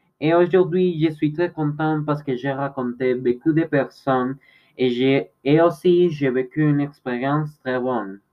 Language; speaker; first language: French; non-native, learner; Spanish